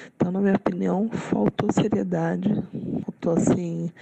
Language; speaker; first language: Portuguese; native; Portuguese